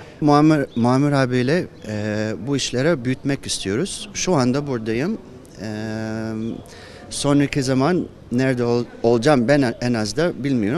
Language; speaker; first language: Turkish; non-native, fluent; Japanese